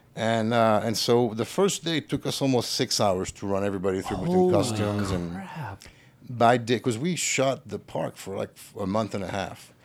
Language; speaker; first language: English; early bilingual, other home language; French